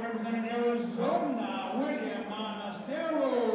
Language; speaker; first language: English; native; English